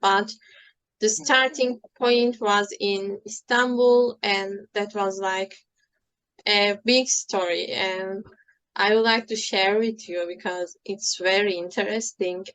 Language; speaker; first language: English; non-native, fluent; Turkish